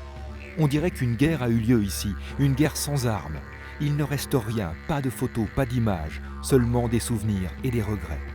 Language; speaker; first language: French; native; French